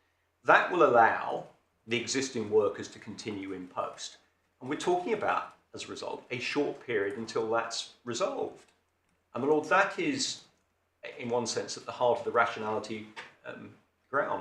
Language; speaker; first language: English; native; English